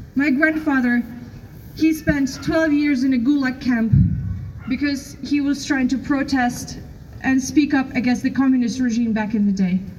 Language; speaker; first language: English; non-native, fluent; Ukrainian